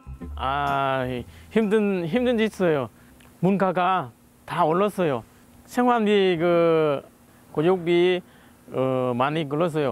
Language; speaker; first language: Korean; non-native, learner; Vietnamese